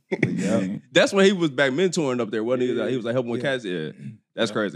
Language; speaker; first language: English; native; English